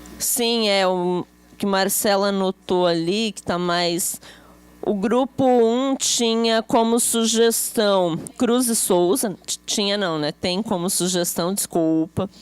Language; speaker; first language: Portuguese; native; Portuguese